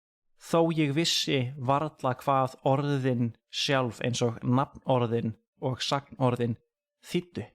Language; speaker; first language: Icelandic; non-native, fluent; English